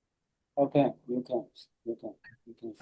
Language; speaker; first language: English; non-native, learner; Chinese